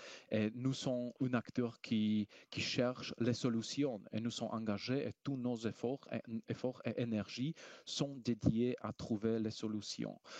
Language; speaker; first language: French; non-native, fluent; Slovak